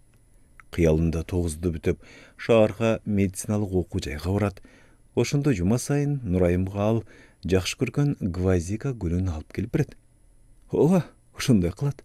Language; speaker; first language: Kyrgyz; native; Kyrgyz